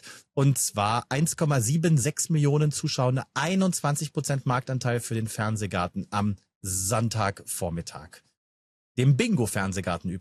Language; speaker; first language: German; native; German